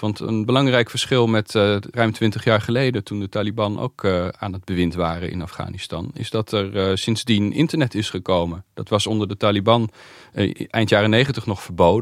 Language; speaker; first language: Dutch; native; Dutch